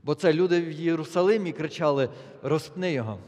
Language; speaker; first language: Polish; non-native, learner; Ukrainian